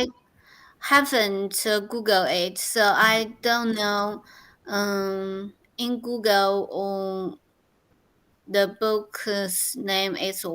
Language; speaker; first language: English; non-native, learner; Chinese